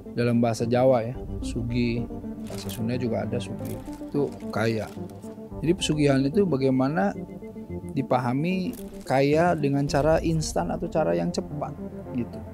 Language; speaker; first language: Indonesian; non-native, local second language; Sundanese